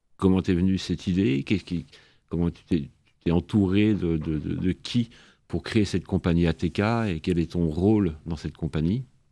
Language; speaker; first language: French; native; French